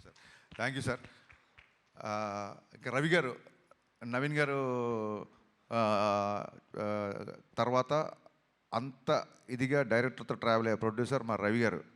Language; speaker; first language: Telugu; native; Telugu